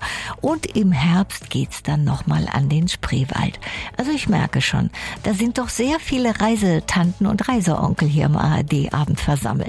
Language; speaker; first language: German; native; German